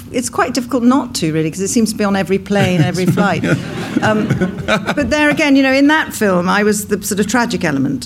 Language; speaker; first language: English; native; English